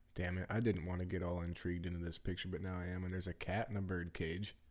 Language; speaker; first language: English; native; English